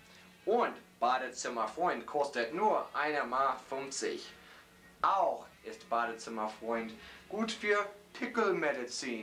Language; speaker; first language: German; non-native, learner; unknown